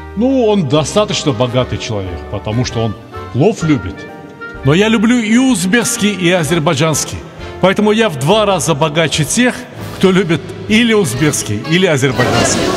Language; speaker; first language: Russian; native; Russian